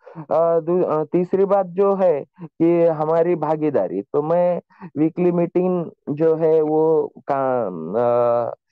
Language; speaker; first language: Hindi; non-native, local second language; Marathi